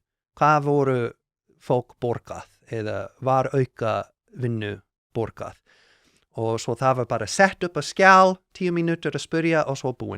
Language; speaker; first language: Icelandic; non-native, learner; English